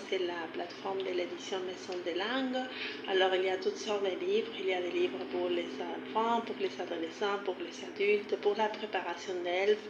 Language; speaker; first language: French; non-native, fluent; Spanish